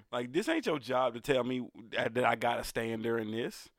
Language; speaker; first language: English; native; English